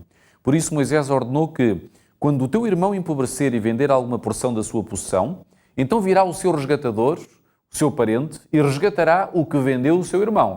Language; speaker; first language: Portuguese; native; Portuguese